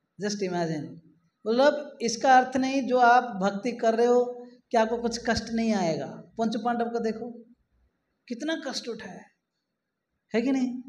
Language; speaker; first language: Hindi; non-native, local second language; Marathi